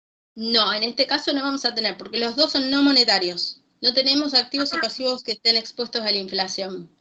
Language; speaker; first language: Spanish; native; Spanish